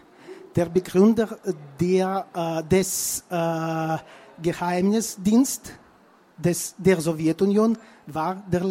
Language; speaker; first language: German; non-native, fluent; Russian